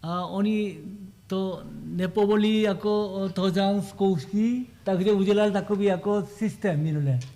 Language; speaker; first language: Czech; non-native, learner; Korean